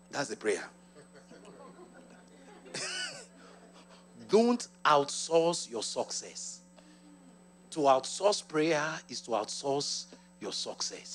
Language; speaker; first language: English; non-native, local second language; Yoruba